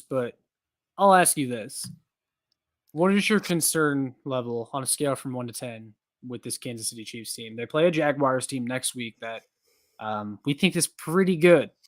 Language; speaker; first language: English; native; English